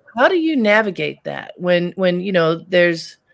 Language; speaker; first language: English; native; English